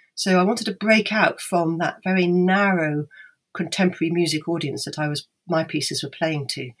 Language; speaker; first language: English; native; English